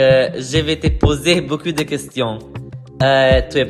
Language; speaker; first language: French; non-native, learner; Italian